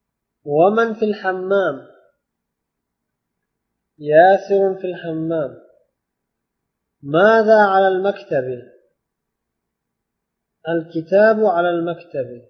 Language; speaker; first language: Arabic; non-native, fluent; Uzbek